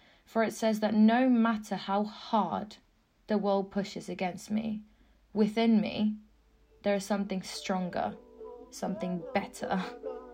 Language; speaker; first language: English; non-native, fluent; Spanish